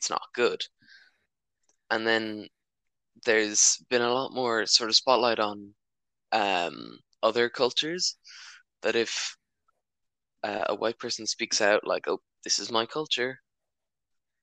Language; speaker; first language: English; native; English